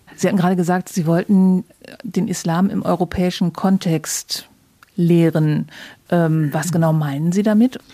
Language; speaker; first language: German; native; German